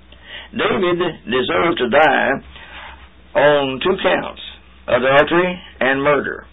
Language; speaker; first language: English; native; English